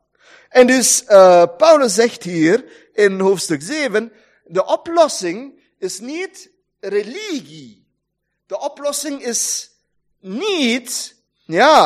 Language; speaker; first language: Dutch; non-native, fluent; German